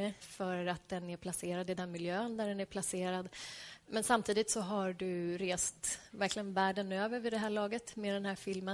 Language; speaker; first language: Swedish; native; Swedish